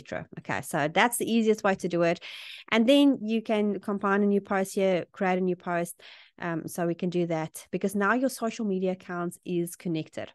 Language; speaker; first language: English; native; English